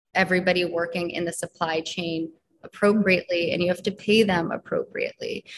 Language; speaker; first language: English; native; English